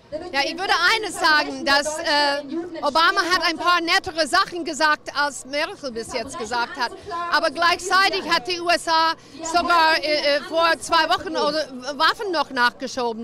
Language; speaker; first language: German; non-native, fluent; English